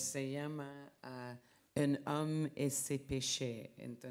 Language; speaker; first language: Spanish; non-native, fluent; French